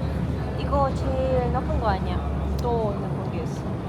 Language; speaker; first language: Korean; non-native, learner; Russian